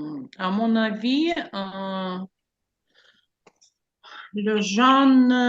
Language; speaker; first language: French; non-native, learner; Ukrainian